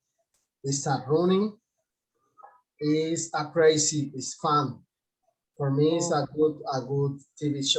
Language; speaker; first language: English; non-native, learner; Spanish